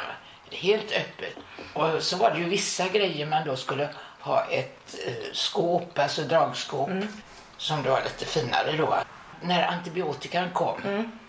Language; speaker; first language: Swedish; native; Swedish